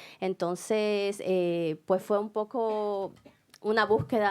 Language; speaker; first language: Spanish; native; Spanish